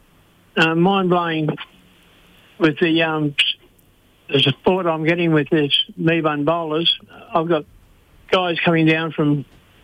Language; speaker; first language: English; native; English